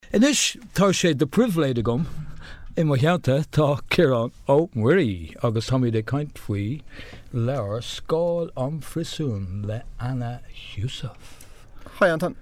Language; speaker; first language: Irish; non-native, local second language; English